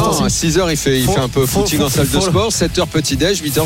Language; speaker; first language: French; native; French